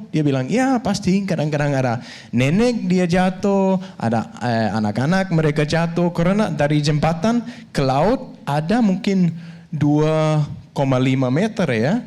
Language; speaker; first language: Indonesian; non-native, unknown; Danish